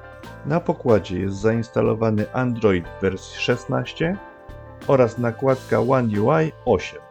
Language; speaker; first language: Polish; native; Polish